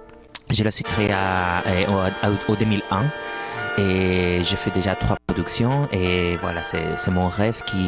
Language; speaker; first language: French; non-native, fluent; Spanish